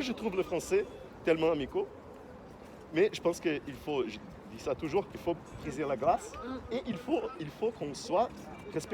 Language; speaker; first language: French; non-native, fluent; Portuguese